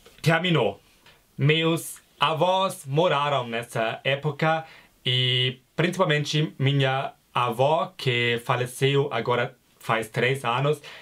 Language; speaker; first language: Portuguese; non-native, fluent; German